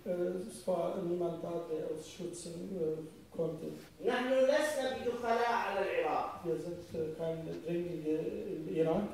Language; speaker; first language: German; non-native, fluent; Arabic